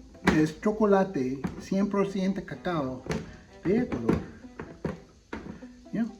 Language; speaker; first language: Spanish; non-native, fluent; English